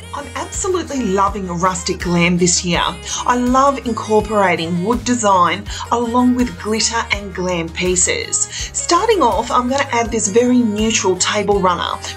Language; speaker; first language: English; native; English